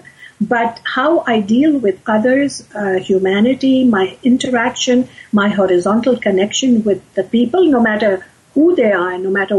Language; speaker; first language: English; non-native, local second language; Urdu